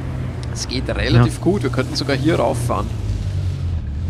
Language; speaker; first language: German; native; German